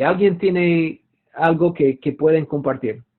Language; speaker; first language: Spanish; non-native, fluent; English